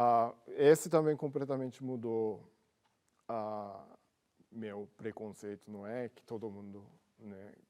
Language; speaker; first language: Portuguese; non-native, learner; Japanese